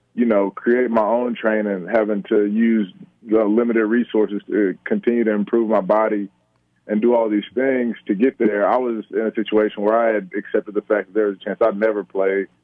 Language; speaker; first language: English; native; English